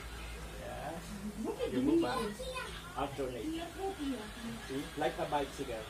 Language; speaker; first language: English; non-native, learner; Filipino